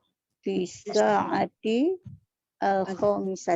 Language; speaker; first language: Arabic; non-native, learner; Malay